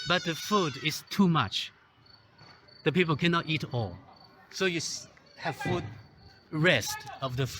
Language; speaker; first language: English; non-native, learner; Chinese